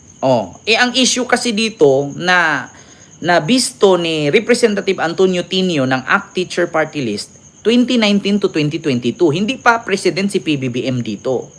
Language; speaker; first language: Filipino; native; Filipino